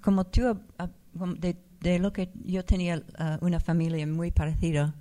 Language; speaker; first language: Spanish; non-native, fluent; English